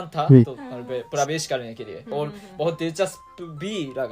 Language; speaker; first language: Hindi; non-native, fluent; Japanese